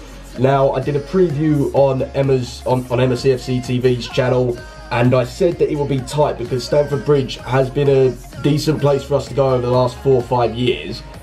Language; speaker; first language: English; native; English